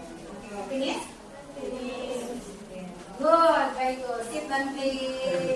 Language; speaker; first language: English; non-native, learner; Indonesian